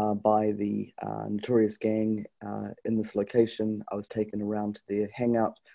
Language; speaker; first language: English; native; English